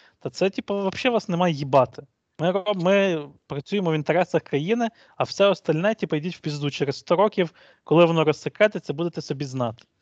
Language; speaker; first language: Ukrainian; native; Ukrainian